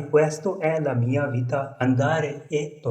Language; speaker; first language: Italian; non-native, learner; Urdu